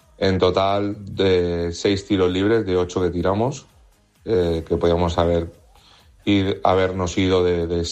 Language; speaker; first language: Spanish; native; Spanish